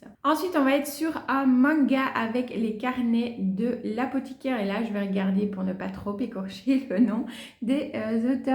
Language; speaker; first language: French; native; French